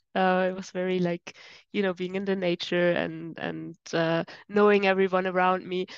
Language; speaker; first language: English; non-native, fluent; German